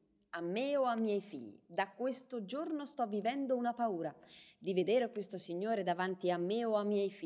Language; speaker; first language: Italian; non-native, learner; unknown